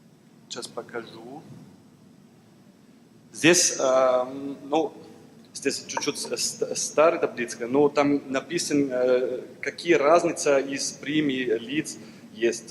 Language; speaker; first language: Russian; non-native, learner; German